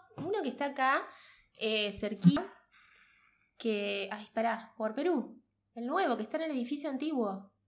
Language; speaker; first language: Spanish; native; Spanish